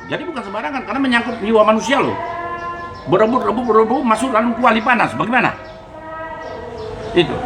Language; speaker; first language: Indonesian; native; Indonesian